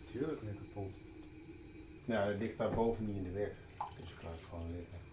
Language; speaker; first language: Dutch; native; Dutch